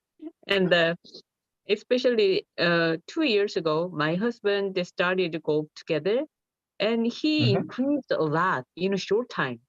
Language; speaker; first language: English; non-native, learner; Korean